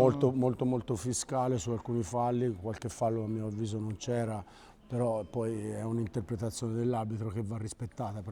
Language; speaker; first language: Italian; native; Italian